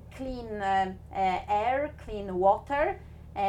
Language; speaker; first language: English; non-native, fluent; Polish